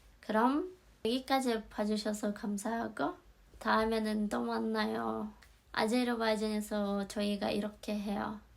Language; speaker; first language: Korean; non-native, fluent; Azerbaijani